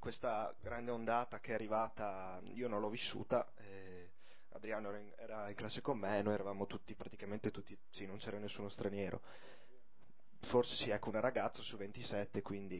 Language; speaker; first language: Italian; native; Italian